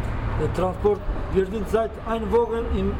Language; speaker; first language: German; non-native, learner; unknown